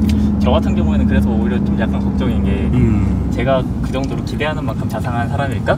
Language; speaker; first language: Korean; native; Korean